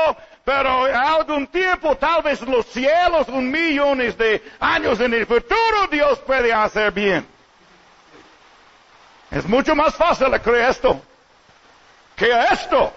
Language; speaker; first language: Spanish; non-native, learner; English